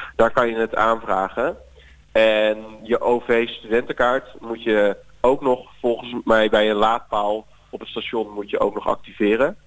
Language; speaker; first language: Dutch; native; Dutch